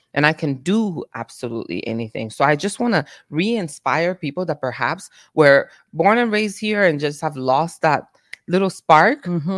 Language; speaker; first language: English; non-native, fluent; Italian